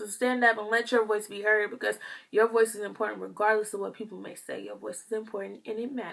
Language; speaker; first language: English; native; English